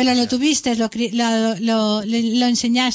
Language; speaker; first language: Spanish; native; Spanish